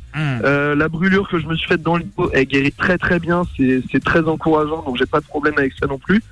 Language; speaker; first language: French; native; French